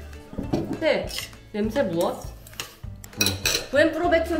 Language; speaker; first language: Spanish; non-native, fluent; Korean